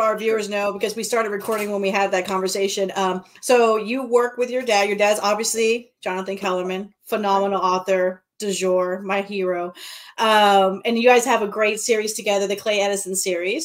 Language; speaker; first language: English; native; English